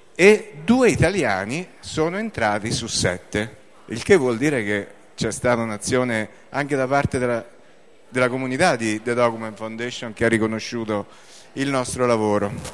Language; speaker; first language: Italian; native; Italian